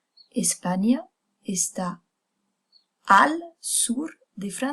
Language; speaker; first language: Spanish; non-native, fluent; French